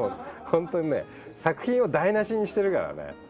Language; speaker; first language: Japanese; native; Japanese